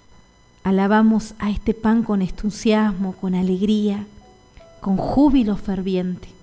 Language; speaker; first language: Spanish; native; Spanish